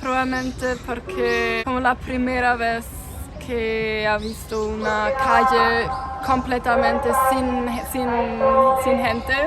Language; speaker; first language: Spanish; non-native, fluent; German